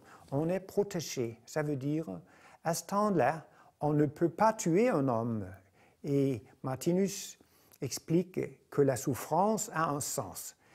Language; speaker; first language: French; non-native, fluent; Danish